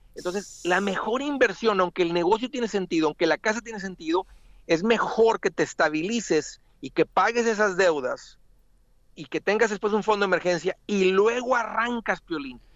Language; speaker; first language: Spanish; native; Spanish